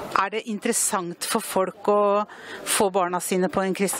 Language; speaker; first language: Norwegian; native; Norwegian